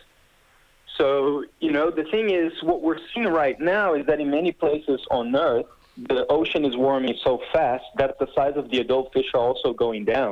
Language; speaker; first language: English; non-native, fluent; Portuguese